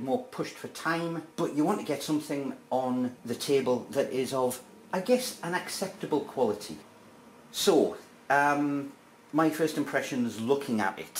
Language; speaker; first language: English; native; English